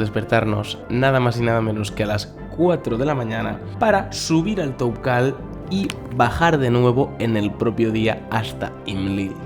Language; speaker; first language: Spanish; native; Spanish